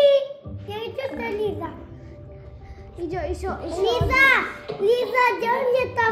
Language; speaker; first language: Hebrew; native; Hebrew